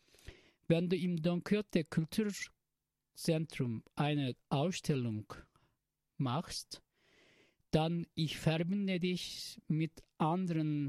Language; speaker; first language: German; non-native, learner; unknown